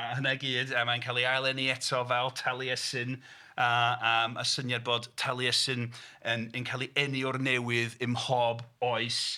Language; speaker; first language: Welsh; non-native, fluent; English